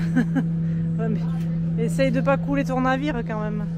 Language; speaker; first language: French; native; French